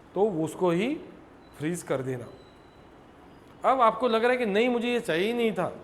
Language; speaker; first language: Hindi; non-native, local second language; Marathi